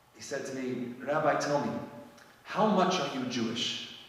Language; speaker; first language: English; native; English